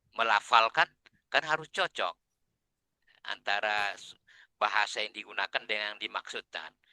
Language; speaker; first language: Indonesian; non-native, local second language; Batak Toba